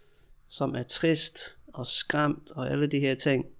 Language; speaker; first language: Danish; non-native, fluent; English